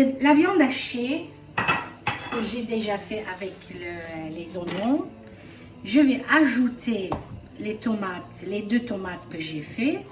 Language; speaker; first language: French; non-native, fluent; Arabic